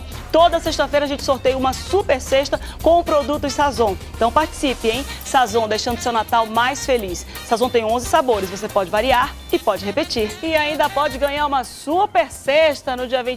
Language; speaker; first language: Portuguese; native; Portuguese